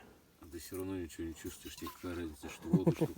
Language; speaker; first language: Russian; native; Russian